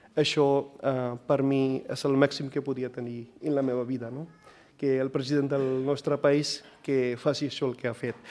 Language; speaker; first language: Catalan; non-native, fluent; Punjabi